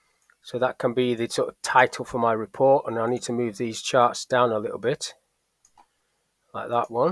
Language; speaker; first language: English; native; English